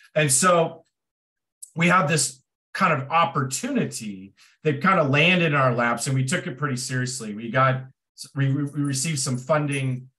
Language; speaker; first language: English; native; English